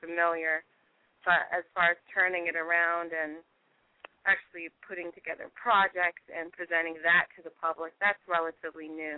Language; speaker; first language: English; early bilingual, other home language; French